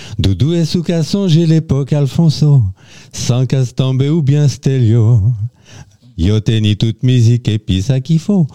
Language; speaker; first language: French; native; French